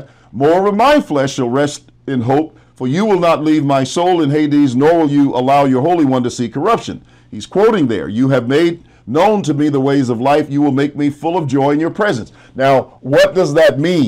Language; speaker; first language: English; native; English